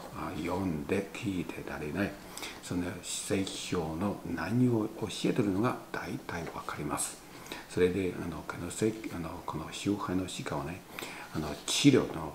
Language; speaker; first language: Japanese; non-native, learner; Chinese